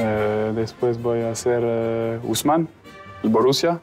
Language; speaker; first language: Spanish; non-native, fluent; French